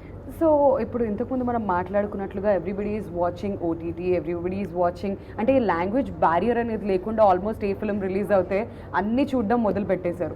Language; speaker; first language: Telugu; native; Telugu